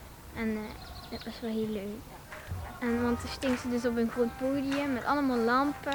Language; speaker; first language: Dutch; native; Dutch